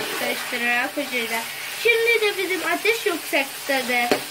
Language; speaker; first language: Turkish; non-native, fluent; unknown